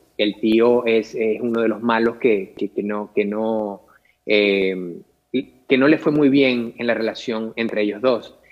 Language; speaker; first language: Spanish; native; Spanish